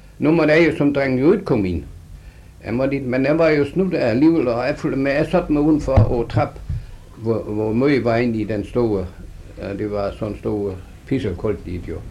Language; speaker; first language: Danish; native; Danish